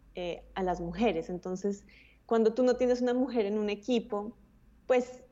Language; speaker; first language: Spanish; native; Spanish